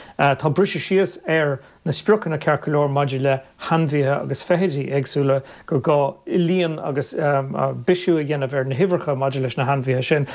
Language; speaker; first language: Irish; native; Irish